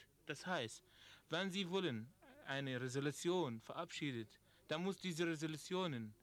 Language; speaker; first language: German; non-native, learner; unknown